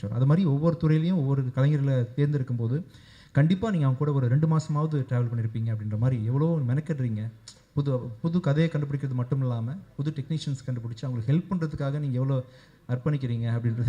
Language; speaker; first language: Tamil; native; Tamil